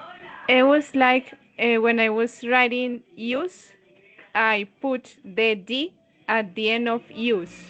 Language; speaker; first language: English; non-native, learner; Spanish